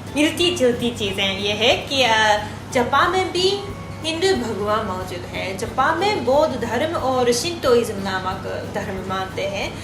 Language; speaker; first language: Hindi; non-native, fluent; Japanese